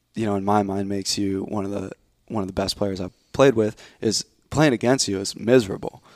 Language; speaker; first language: English; native; English